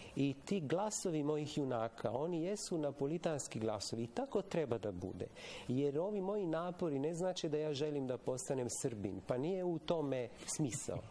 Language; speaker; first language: Serbian; non-native, fluent; Italian